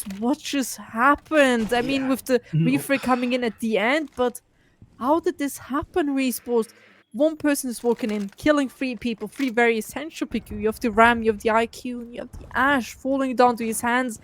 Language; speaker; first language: English; non-native, fluent; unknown